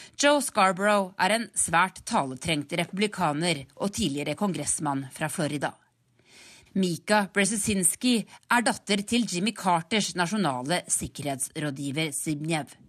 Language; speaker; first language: Norwegian; native; Norwegian